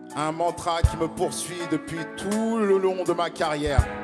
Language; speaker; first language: French; native; French